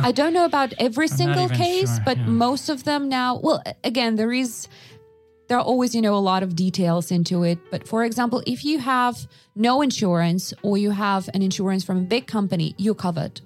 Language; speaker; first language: English; non-native, fluent; Russian